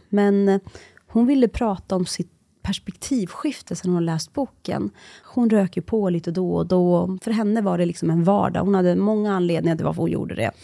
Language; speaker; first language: Swedish; early bilingual, other home language; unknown